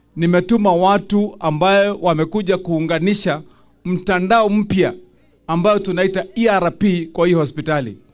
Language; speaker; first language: Swahili; non-native, local second language; Kikuyu